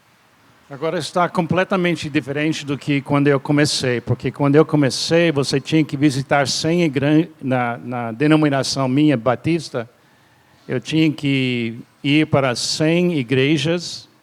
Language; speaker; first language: Portuguese; non-native, fluent; English